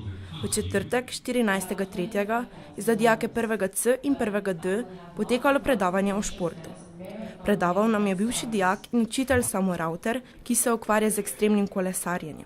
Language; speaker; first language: Slovenian; native; Slovenian